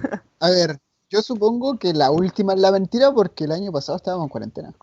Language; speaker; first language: Spanish; native; Spanish